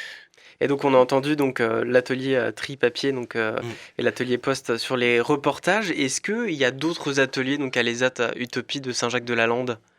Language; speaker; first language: French; native; French